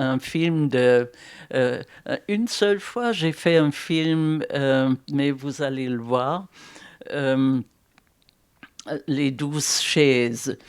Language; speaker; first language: French; non-native, fluent; German